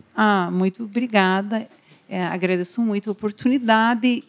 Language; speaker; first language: Portuguese; non-native, fluent; English